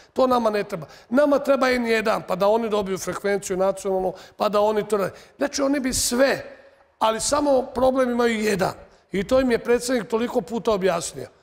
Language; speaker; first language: Serbian; native; Serbian